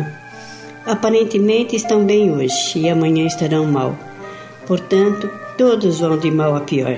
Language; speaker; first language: Portuguese; native; Portuguese